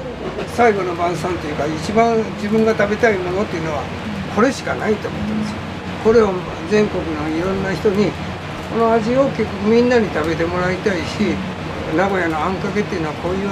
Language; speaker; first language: Japanese; native; Japanese